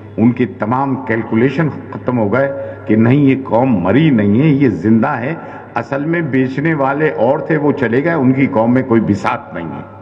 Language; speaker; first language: Urdu; native; Urdu